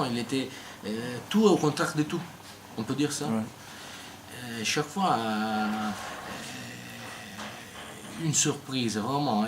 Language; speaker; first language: French; non-native, learner; Italian